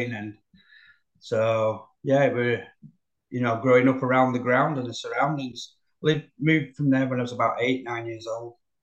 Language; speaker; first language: English; native; English